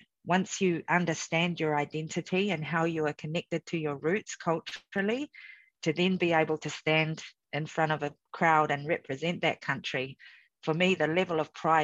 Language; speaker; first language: English; native; English